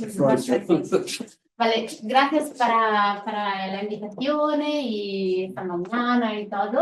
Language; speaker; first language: Spanish; non-native, fluent; Italian